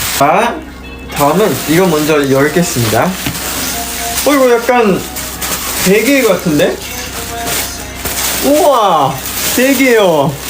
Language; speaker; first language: Korean; non-native, fluent; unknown